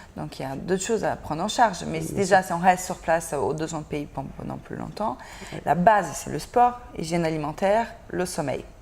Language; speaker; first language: French; non-native, fluent; Portuguese